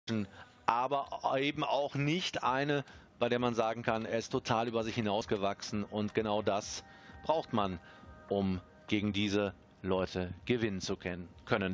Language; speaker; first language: German; native; German